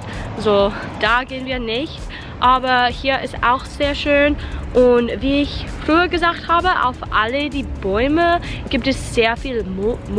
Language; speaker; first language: German; non-native, learner; English